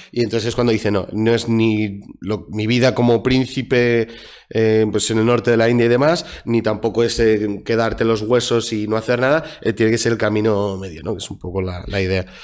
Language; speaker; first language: Spanish; native; Spanish